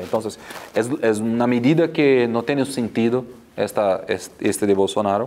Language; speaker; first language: Spanish; non-native, fluent; Portuguese